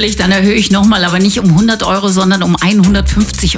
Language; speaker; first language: German; native; German